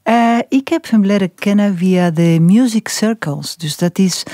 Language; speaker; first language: Dutch; non-native, local second language; French